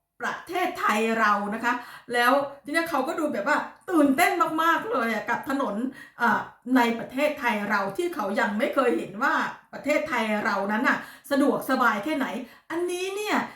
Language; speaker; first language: Thai; non-native, local second language; Lao